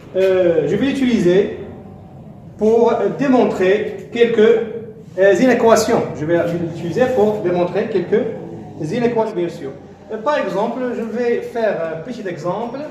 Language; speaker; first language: French; non-native, local second language; Arabic